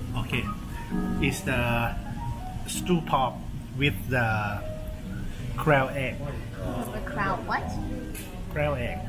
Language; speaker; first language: English; non-native, learner; Thai